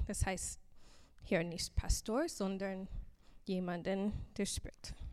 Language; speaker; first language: German; non-native, learner; English